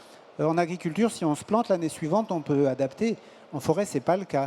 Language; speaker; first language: French; native; French